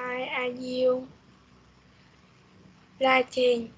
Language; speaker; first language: English; non-native, learner; Vietnamese